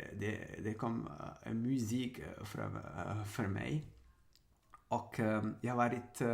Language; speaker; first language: Swedish; non-native, learner; Sinhala